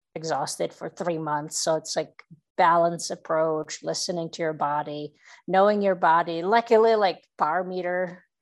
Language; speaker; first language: English; non-native, fluent; Czech